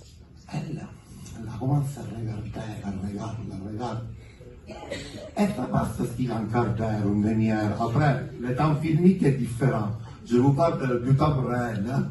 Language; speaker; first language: French; non-native, fluent; Italian